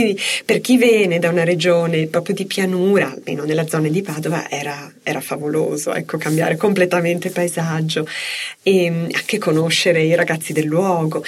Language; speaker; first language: Italian; native; Italian